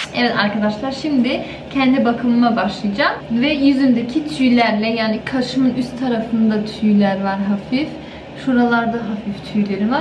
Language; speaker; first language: Turkish; early bilingual, heritage; Turkish